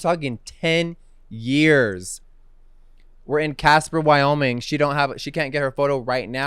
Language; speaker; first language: English; native; English